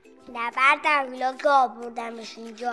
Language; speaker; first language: Persian; native; Persian